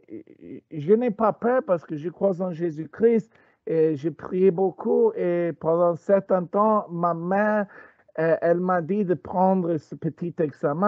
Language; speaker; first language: French; non-native, learner; Spanish